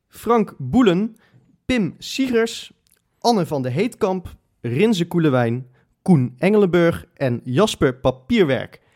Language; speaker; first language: Dutch; native; Dutch